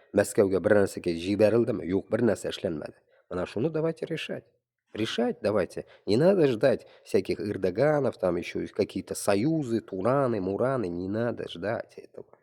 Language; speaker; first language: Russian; non-native, local second language; Tatar